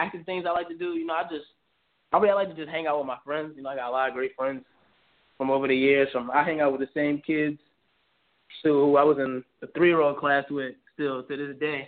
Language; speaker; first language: English; native; English